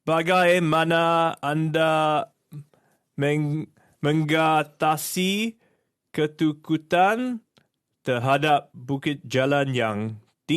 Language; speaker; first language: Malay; non-native, learner; English